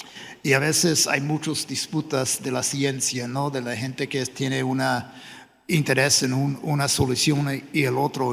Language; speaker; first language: Spanish; non-native, fluent; English